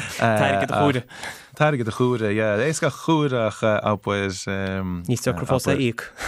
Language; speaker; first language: Irish; native; Irish